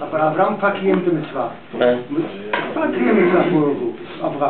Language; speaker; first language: Hebrew; non-native, fluent; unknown